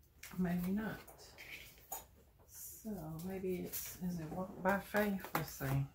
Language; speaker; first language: English; native; English